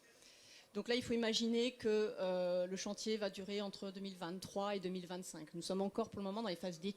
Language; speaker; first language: French; native; French